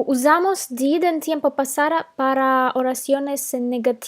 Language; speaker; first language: Spanish; non-native, fluent; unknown